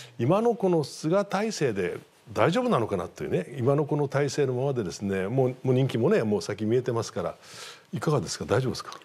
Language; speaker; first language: Japanese; native; Japanese